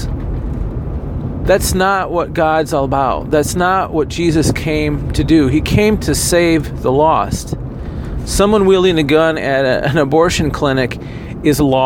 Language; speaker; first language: English; native; English